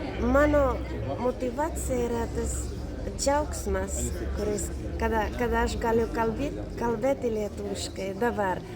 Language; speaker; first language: Lithuanian; non-native, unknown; Finnish